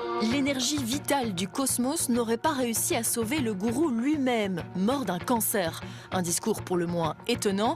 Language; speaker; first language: French; native; French